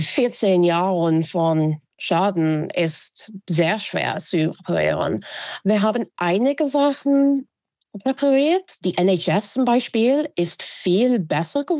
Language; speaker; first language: German; non-native, fluent; English